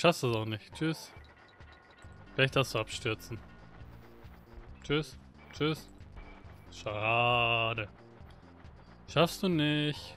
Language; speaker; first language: German; native; German